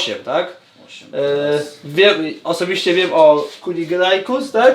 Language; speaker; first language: Polish; native; Polish